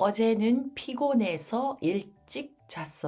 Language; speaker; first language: Korean; early bilingual, heritage; Japanese